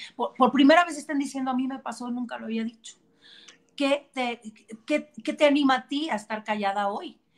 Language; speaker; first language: Spanish; native; Spanish